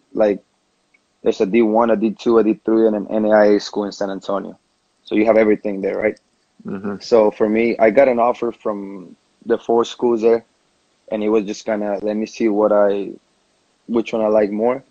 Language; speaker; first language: English; non-native, fluent; Spanish